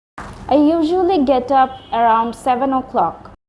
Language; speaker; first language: English; non-native, local second language; Bangla